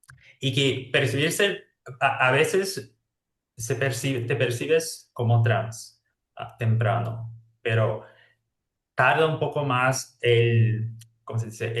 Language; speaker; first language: Spanish; non-native, fluent; Portuguese